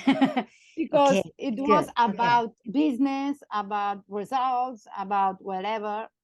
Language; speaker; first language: English; non-native, learner; Catalan